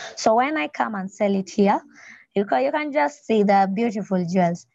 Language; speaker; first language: English; non-native, local second language; Luo (Kenya and Tanzania)